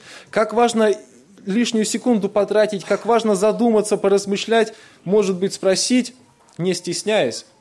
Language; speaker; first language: Russian; native; Russian